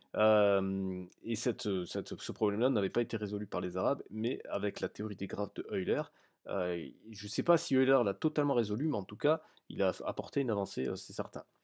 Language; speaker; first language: French; native; French